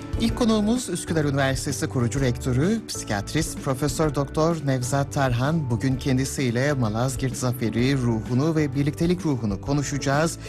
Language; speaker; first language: Turkish; native; Turkish